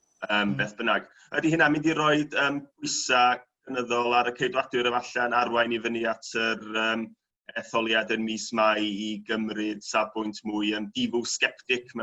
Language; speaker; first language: Welsh; native; Welsh